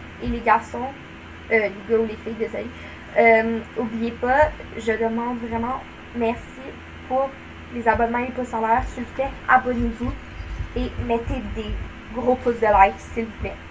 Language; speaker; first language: French; native; French